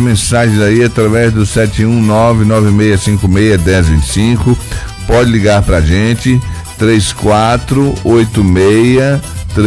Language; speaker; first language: Portuguese; native; Portuguese